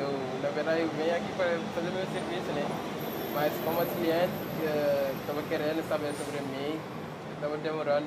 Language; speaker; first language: Portuguese; non-native, learner; French